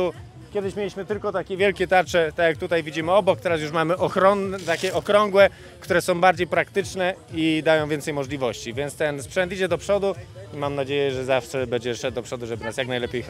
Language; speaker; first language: Polish; native; Polish